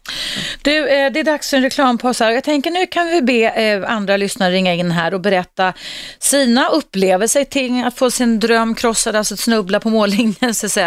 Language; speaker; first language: Swedish; native; Swedish